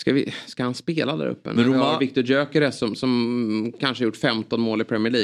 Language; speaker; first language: Swedish; native; Swedish